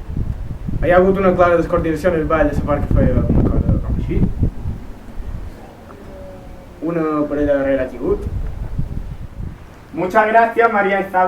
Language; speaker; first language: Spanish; non-native, local second language; Catalan